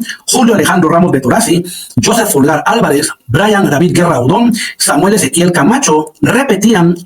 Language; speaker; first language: Spanish; native; Spanish